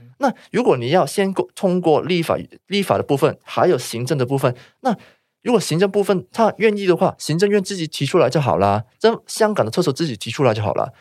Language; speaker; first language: Chinese; non-native, local second language; Cantonese